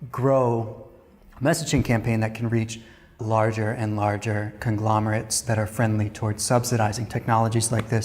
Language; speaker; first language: English; native; English